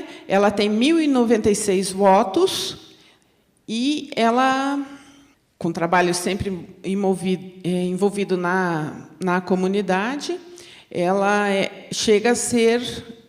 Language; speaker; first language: Portuguese; native; Portuguese